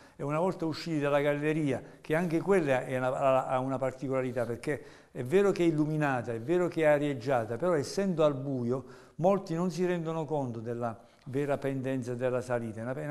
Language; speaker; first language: Italian; native; Italian